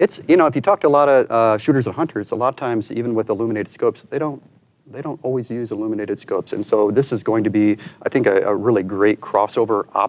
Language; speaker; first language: English; native; English